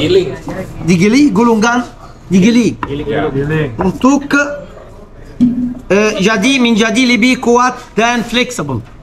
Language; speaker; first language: Indonesian; non-native, learner; Arabic